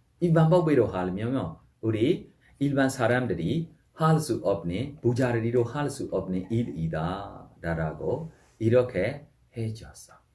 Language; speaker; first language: Korean; non-native, fluent; Burmese